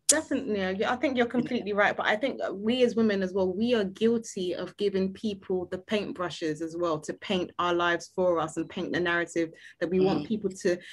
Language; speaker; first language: English; native; English